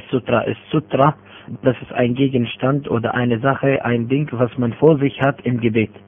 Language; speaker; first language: German; non-native, fluent; Arabic